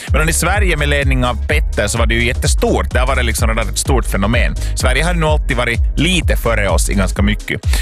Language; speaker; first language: Swedish; native; Swedish